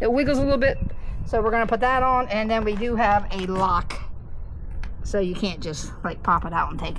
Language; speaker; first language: English; native; English